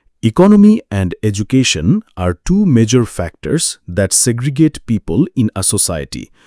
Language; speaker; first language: English; non-native, local second language; Bangla